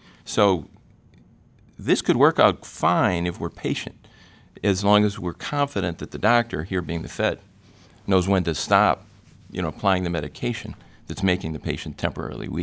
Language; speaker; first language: English; native; English